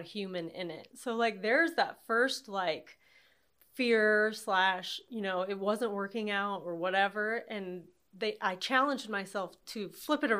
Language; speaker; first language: English; native; English